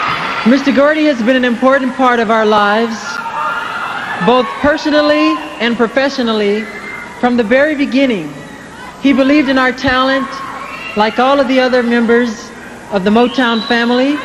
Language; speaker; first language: English; native; English